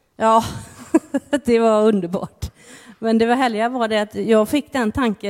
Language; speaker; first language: Swedish; native; Swedish